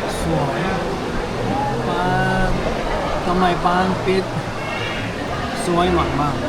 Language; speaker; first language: Thai; non-native, learner; Korean